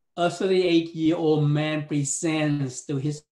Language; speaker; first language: English; non-native, fluent; Vietnamese